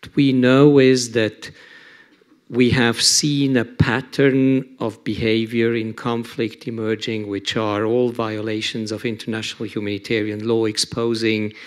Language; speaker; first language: English; non-native, fluent; German